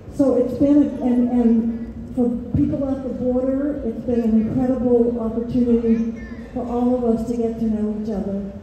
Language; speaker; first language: English; native; English